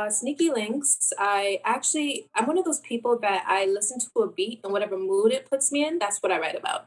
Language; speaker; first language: English; native; English